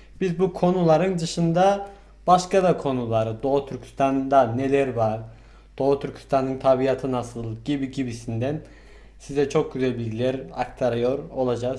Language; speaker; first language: Turkish; non-native, fluent; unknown